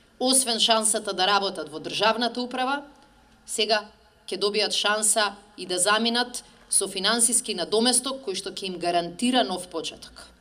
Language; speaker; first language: Macedonian; native; Macedonian